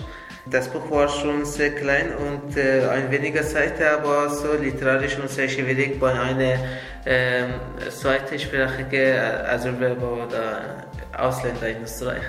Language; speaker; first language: German; non-native, learner; Azerbaijani